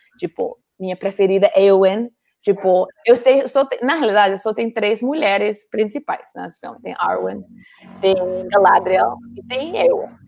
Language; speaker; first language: Portuguese; non-native, fluent; English